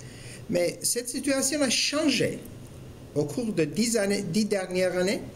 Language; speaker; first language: French; non-native, fluent; Turkish